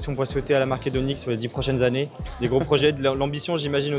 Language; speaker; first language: French; native; French